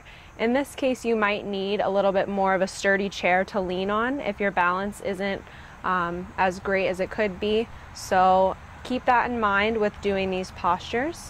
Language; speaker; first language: English; native; English